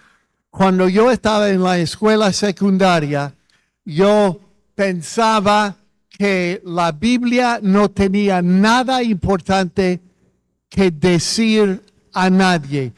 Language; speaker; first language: Spanish; non-native, fluent; English